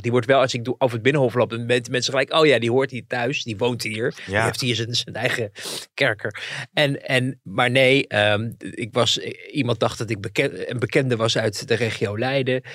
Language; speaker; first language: Dutch; native; Dutch